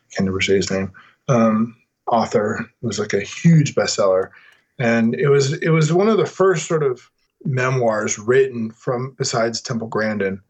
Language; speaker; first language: English; native; English